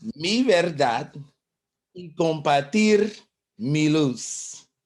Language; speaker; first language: Spanish; non-native, learner; English